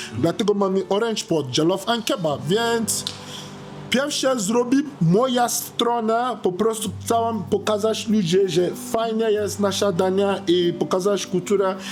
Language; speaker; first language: Polish; non-native, learner; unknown